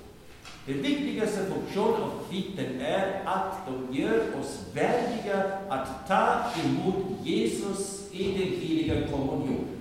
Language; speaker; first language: Swedish; non-native, fluent; German